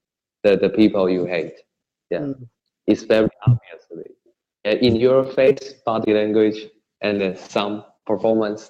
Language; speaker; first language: English; non-native, learner; Chinese